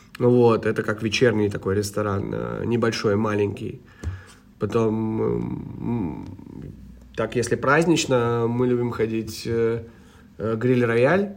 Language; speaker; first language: Russian; early bilingual, heritage; Russian